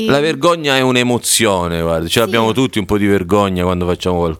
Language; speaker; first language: Italian; native; Italian